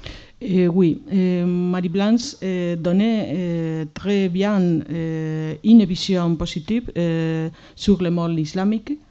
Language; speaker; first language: French; non-native, learner; Spanish